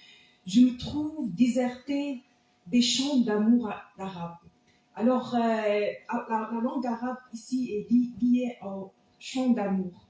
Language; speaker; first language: French; non-native, local second language; Arabic